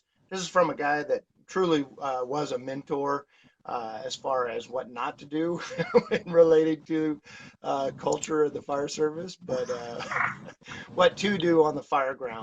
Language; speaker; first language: English; native; English